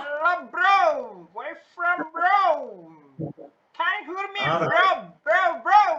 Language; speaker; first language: English; non-native, learner; Malayalam